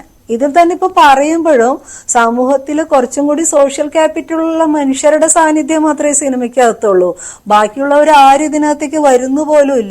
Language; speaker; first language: Malayalam; native; Malayalam